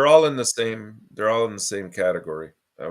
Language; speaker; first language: English; native; English